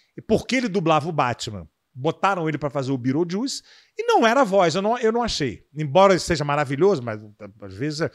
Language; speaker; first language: Portuguese; native; Portuguese